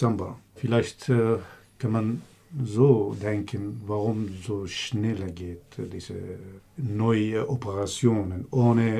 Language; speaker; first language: German; non-native, learner; Kurdish